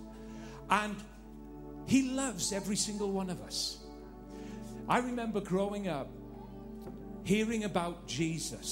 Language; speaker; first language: English; native; English